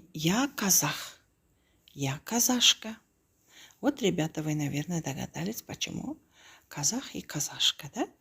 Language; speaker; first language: Russian; non-native, local second language; Kazakh